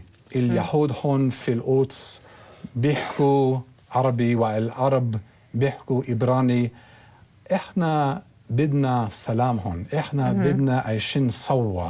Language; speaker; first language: Arabic; non-native, learner; English